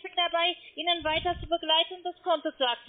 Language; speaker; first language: German; non-native, learner; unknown